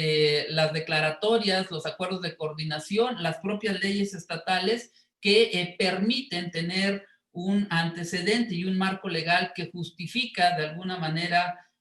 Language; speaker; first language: Spanish; native; Spanish